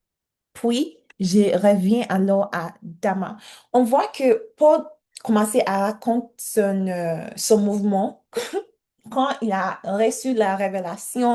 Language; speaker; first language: French; non-native, learner; English